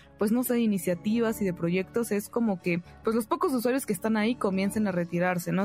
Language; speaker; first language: Spanish; native; Spanish